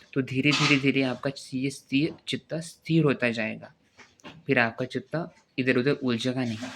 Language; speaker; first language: Hindi; non-native, local second language; Marathi